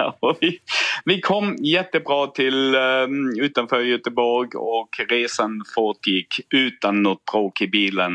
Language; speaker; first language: Swedish; non-native, fluent; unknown